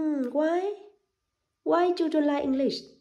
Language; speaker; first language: English; non-native, learner; Vietnamese